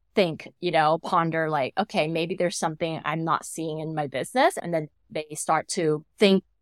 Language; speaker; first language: English; non-native, fluent; Thai